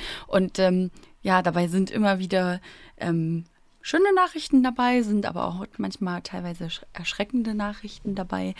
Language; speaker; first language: German; native; German